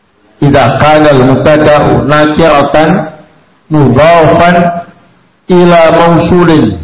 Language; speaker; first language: Arabic; non-native, learner; Indonesian